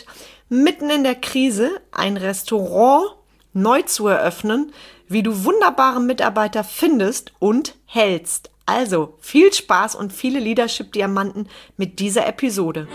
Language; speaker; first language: German; native; German